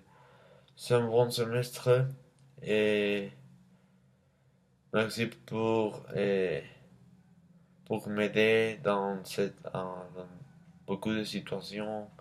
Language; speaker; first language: French; non-native, learner; Spanish